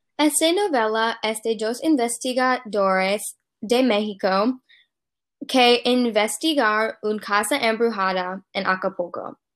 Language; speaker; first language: Spanish; non-native, learner; English